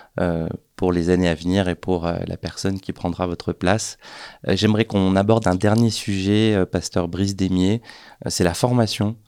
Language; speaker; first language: French; native; French